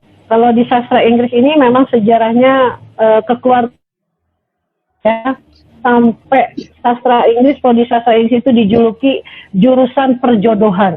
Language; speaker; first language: Indonesian; native; Indonesian